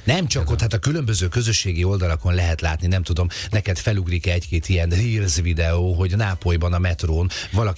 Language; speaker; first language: Hungarian; native; Hungarian